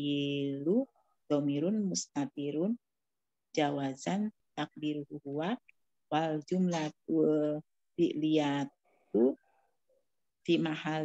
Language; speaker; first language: Arabic; non-native, learner; Indonesian